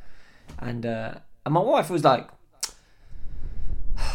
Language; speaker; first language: English; native; English